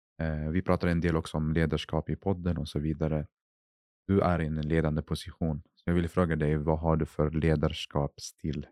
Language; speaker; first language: Swedish; non-native, fluent; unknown